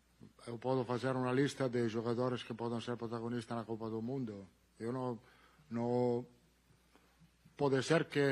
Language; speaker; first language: Portuguese; non-native, learner; Italian